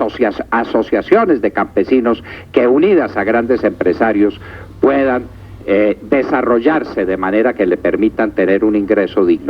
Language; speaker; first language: Spanish; native; Spanish